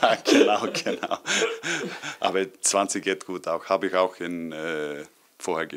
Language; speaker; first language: German; non-native, learner; Icelandic